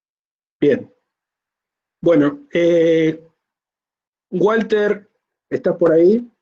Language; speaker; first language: Spanish; native; Spanish